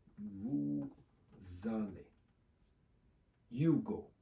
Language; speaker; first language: French; non-native, learner; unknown